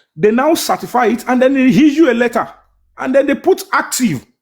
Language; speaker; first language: English; non-native, local second language; Yoruba